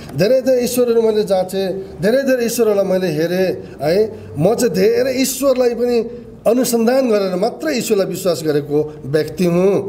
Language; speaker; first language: Nepali; non-native, local second language; Limbu